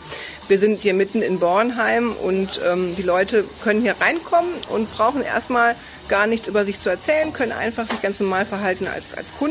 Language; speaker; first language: German; native; German